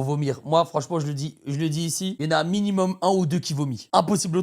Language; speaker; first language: French; native; French